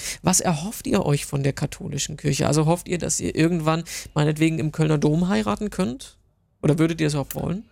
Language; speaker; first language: German; native; German